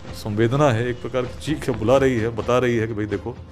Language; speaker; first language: Hindi; native; Hindi